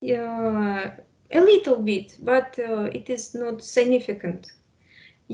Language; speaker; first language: English; non-native, fluent; Russian